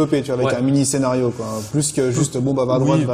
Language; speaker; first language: French; native; French